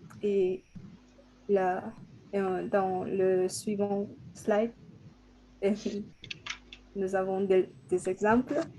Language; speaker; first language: French; non-native, learner; Spanish